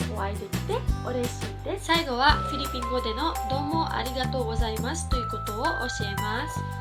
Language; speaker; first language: Japanese; non-native, fluent; Filipino